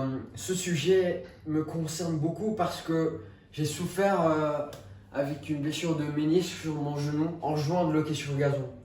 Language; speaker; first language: French; non-native, fluent; English